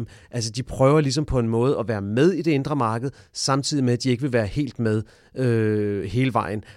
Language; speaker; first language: Danish; native; Danish